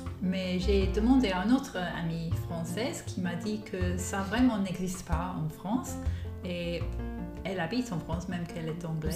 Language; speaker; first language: French; non-native, fluent; English